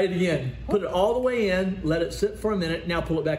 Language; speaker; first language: English; native; English